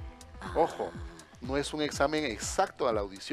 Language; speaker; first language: Spanish; native; Spanish